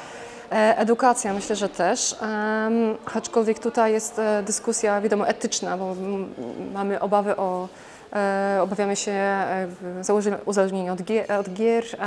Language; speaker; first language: Polish; native; Polish